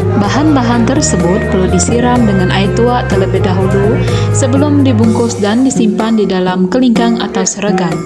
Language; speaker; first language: Malay; non-native, local second language; Iban